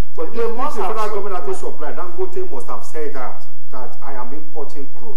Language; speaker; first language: English; non-native, local second language; Yoruba